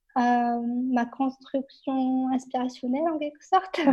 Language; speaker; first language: French; non-native, local second language; Arabic